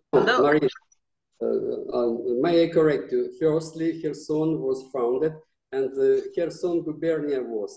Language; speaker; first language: English; non-native, fluent; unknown